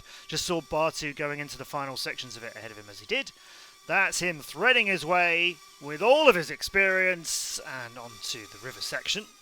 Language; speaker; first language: English; native; English